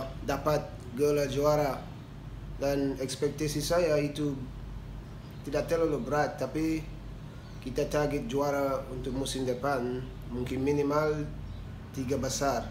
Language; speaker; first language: Indonesian; non-native, fluent; English